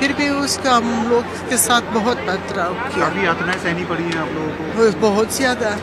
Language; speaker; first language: Hindi; non-native, learner; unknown